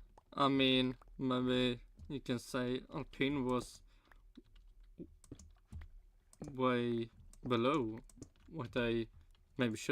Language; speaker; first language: English; non-native, fluent; Swedish